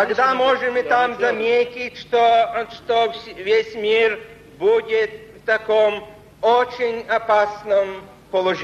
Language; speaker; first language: Russian; non-native, fluent; Polish